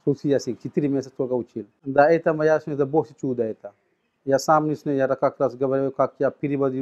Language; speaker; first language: Russian; non-native, learner; Sinhala